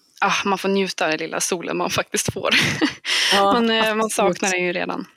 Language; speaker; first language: Swedish; native; Swedish